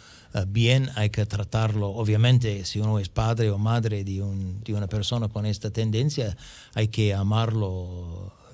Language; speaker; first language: Spanish; non-native, fluent; English